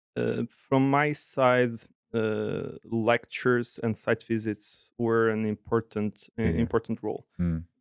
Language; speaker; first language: English; non-native, fluent; Portuguese